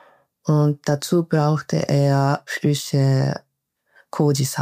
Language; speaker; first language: German; non-native, learner; Japanese